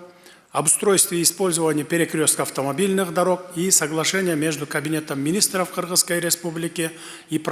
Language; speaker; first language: Russian; non-native, local second language; Kyrgyz